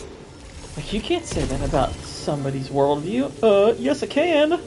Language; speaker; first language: English; native; English